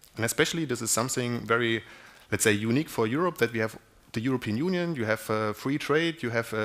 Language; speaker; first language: English; non-native, fluent; German